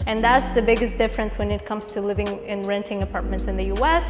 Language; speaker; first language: English; non-native, fluent; Kazakh